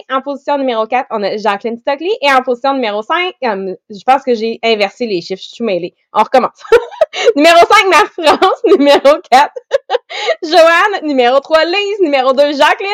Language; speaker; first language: French; native; French